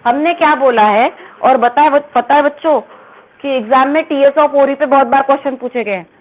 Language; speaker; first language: Hindi; non-native, local second language; Marathi